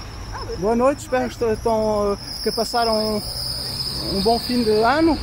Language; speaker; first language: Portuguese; early bilingual, heritage; Portuguese